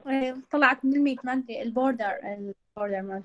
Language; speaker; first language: Arabic; native; Arabic